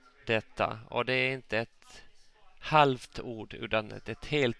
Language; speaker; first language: Swedish; non-native, local second language; Finnish